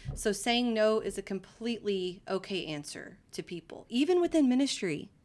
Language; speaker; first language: English; native; English